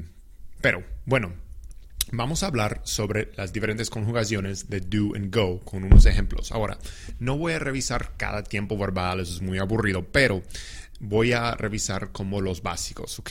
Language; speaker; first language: Spanish; non-native, fluent; English